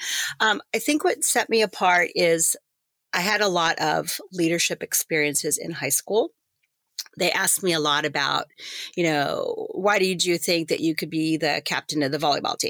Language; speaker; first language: English; native; English